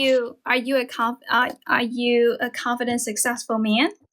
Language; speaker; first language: English; non-native, fluent; Chinese